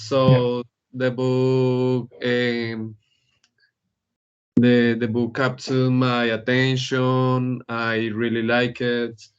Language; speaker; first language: English; non-native, learner; Spanish